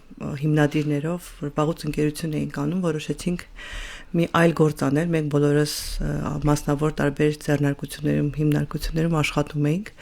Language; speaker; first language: Armenian; native; Armenian